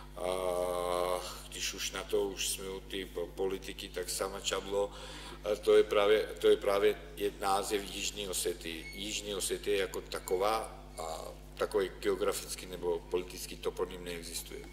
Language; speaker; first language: Czech; non-native, fluent; Ukrainian